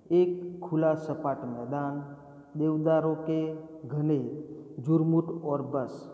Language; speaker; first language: Hindi; non-native, local second language; Gujarati